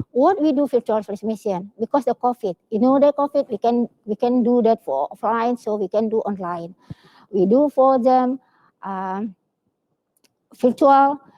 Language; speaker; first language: English; non-native, learner; Indonesian